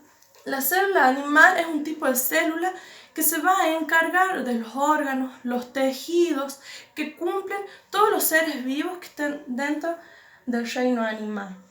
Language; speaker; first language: Spanish; native; Spanish